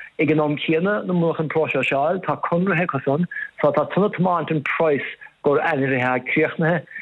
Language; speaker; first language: Irish; native; Irish